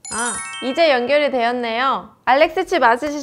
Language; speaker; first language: Korean; native; Korean